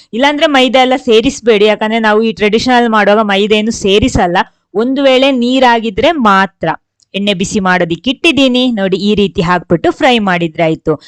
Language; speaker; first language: Kannada; non-native, local second language; Tulu